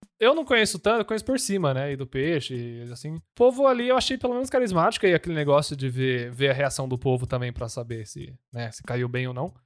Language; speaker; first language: Portuguese; early bilingual, other home language; English